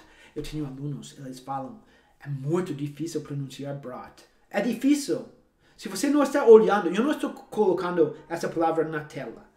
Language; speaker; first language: Portuguese; non-native, fluent; English